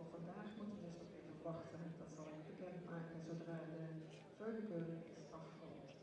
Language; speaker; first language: Dutch; native; Dutch